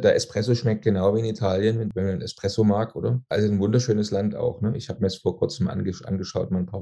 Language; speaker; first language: German; native; German